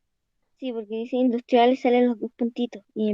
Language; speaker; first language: Spanish; native; Spanish